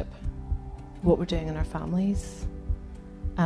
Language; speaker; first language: English; native; English